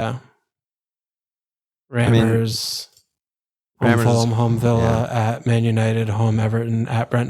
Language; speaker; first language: English; native; English